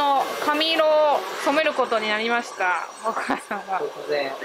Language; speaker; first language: Japanese; non-native, fluent; Chinese